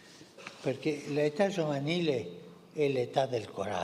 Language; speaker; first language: Italian; early bilingual, heritage; Spanish